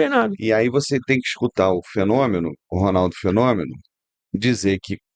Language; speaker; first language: Portuguese; native; Portuguese